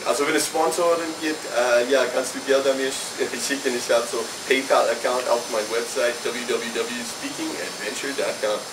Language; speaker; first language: German; non-native, fluent; English